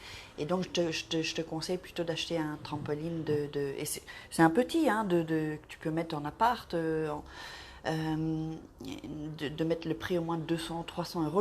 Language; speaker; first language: French; native; French